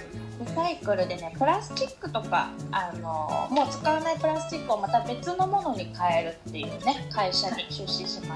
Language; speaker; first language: Japanese; native; Japanese